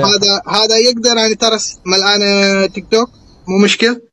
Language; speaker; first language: Arabic; non-native, learner; Tamil